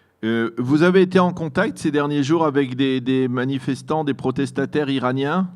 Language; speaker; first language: French; native; French